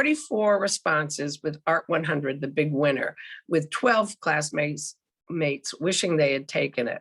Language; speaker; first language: English; native; English